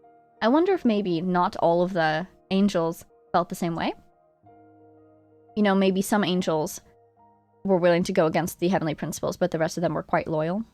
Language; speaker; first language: English; native; English